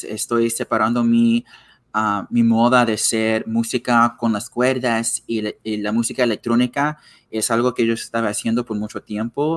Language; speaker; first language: Spanish; non-native, learner; English